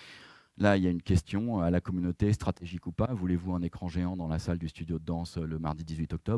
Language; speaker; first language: French; native; French